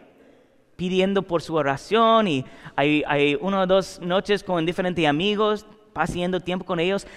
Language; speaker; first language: Spanish; non-native, learner; English